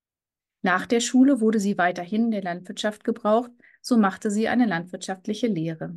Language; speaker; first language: German; native; German